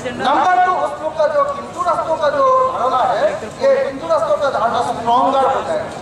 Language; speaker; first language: Hindi; non-native, local second language; Assamese